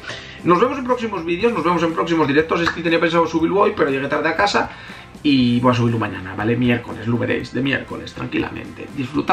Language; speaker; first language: Spanish; native; Spanish